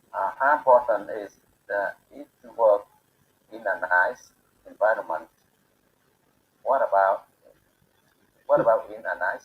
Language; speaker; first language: English; non-native, learner; Bangla